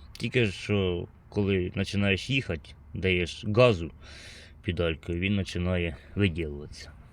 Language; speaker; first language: Ukrainian; native; Ukrainian